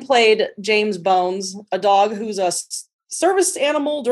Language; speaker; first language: English; native; English